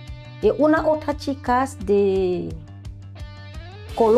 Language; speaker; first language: Spanish; non-native, learner; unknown